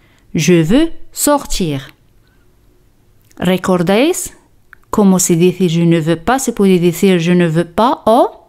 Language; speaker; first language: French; non-native, fluent; Spanish